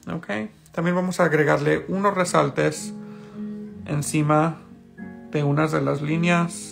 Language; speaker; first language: Spanish; early bilingual, heritage; Spanish